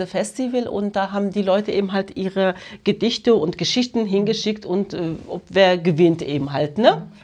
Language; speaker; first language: German; early bilingual, other home language; Kurdish